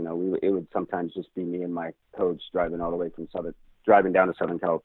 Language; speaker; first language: English; native; English